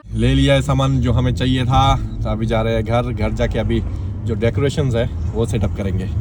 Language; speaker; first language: Urdu; non-native, fluent; Bangla